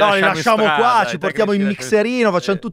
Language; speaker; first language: Italian; native; Italian